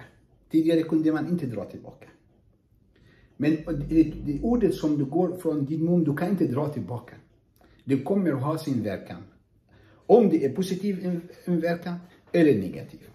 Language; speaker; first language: Swedish; non-native, fluent; Arabic